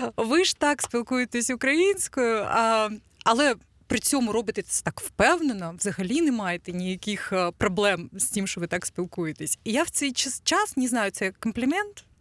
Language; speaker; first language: Ukrainian; non-native, local second language; Russian